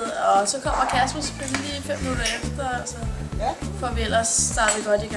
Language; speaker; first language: Danish; native; Danish